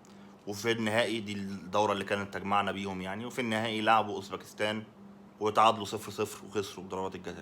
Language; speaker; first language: Arabic; native; Arabic